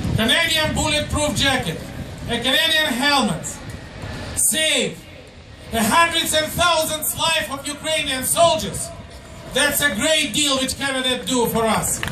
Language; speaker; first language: English; non-native, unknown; Ukrainian